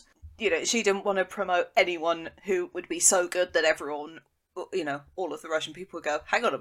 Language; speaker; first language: English; native; English